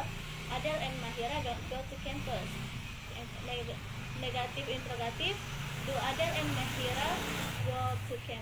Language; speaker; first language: English; non-native, learner; Indonesian